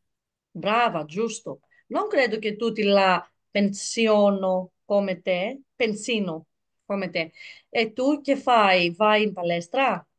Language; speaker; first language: Italian; non-native, learner; Greek